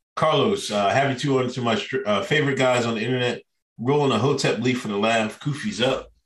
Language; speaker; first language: English; native; English